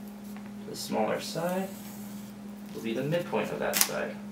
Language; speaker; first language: English; native; English